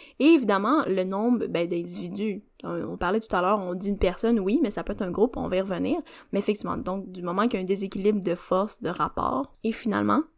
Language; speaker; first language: French; native; French